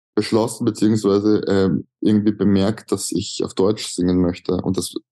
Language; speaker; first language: German; native; German